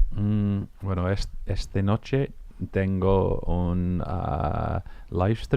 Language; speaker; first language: Spanish; non-native, fluent; English